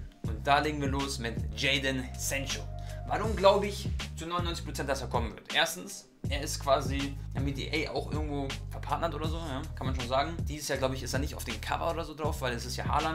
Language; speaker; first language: German; native; German